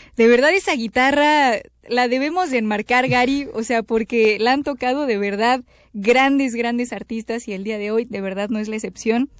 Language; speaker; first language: Spanish; native; Spanish